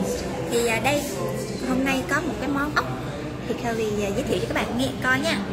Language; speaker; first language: Vietnamese; early bilingual, heritage; Vietnamese